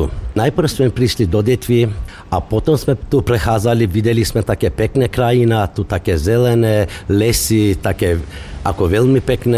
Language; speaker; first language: Slovak; non-native, local second language; Macedonian